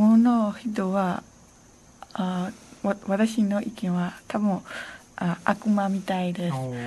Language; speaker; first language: Japanese; non-native, learner; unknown